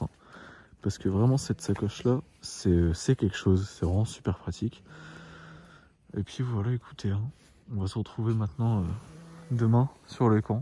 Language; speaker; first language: French; native; French